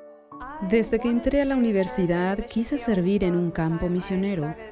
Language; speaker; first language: Spanish; non-native, fluent; English